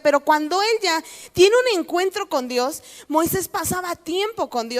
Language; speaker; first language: Spanish; native; Spanish